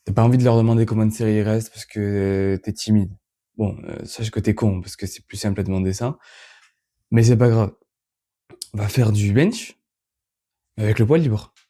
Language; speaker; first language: French; native; French